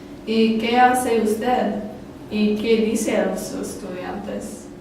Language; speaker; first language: Spanish; non-native, learner; English